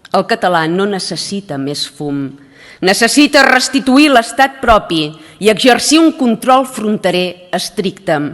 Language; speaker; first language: Catalan; native; Catalan